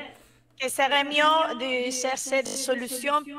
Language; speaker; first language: French; non-native, fluent; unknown